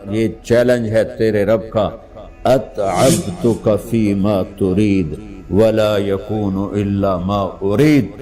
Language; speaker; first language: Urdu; non-native, local second language; Punjabi